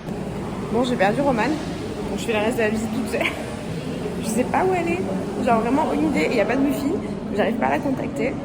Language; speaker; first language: French; native; French